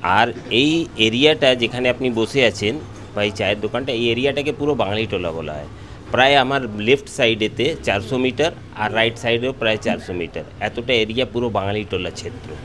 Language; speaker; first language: Bangla; native; Bangla